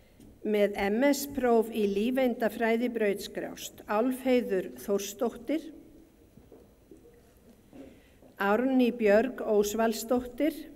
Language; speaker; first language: Icelandic; native; Icelandic